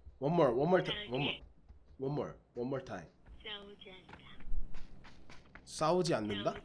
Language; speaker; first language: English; non-native, learner; Korean